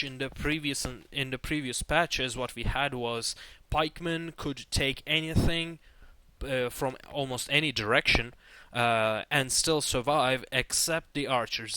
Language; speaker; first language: English; non-native, fluent; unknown